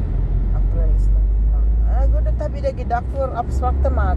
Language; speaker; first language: Dutch; non-native, learner; Filipino